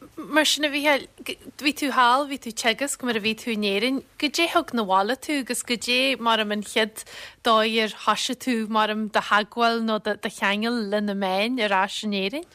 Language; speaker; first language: Irish; native; Irish